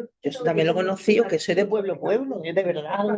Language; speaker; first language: Spanish; native; Spanish